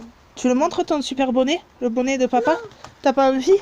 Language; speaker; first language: French; native; French